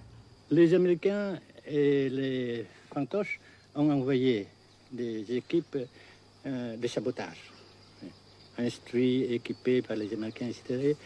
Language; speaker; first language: French; non-native, fluent; Vietnamese